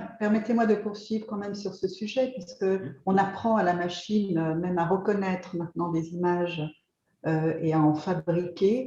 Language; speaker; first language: French; native; French